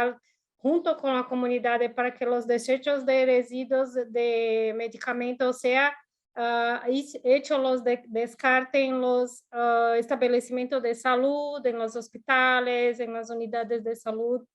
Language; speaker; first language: Spanish; non-native, learner; Portuguese